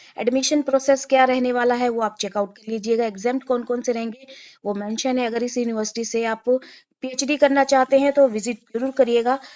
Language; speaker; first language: Hindi; native; Hindi